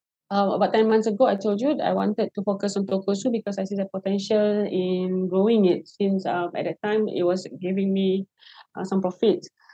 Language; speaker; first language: English; non-native, local second language; Malay